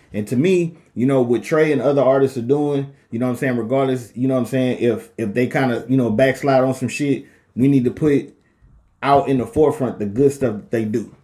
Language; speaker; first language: English; native; English